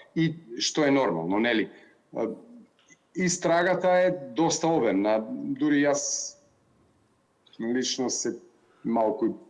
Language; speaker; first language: Macedonian; native; Macedonian